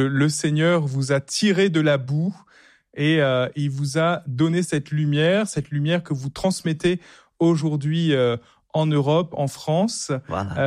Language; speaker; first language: French; native; French